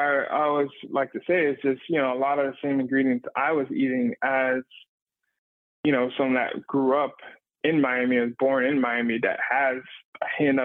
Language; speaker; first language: English; native; English